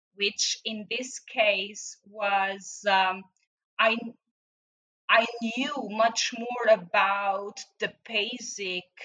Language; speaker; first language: English; non-native, fluent; Portuguese